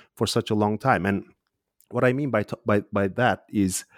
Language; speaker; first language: English; non-native, fluent; Uzbek